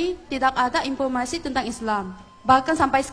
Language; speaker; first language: Indonesian; non-native, fluent; Korean